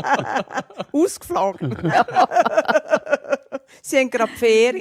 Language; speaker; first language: German; native; German